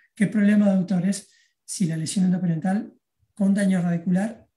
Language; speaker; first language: Spanish; native; Spanish